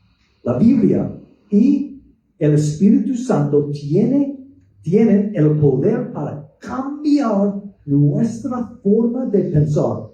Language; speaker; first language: Spanish; non-native, fluent; English